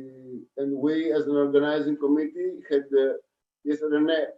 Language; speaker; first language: English; non-native, fluent; Greek